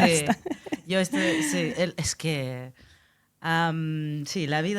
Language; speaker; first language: Spanish; non-native, fluent; Russian